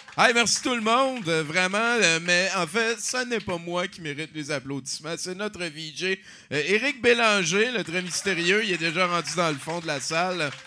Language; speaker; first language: French; native; French